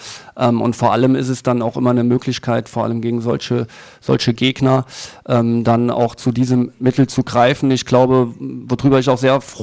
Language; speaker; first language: German; native; German